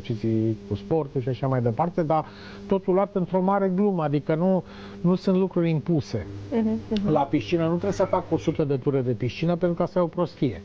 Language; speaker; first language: Romanian; native; Romanian